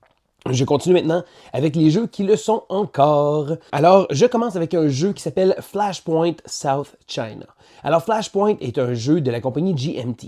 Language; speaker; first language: French; native; French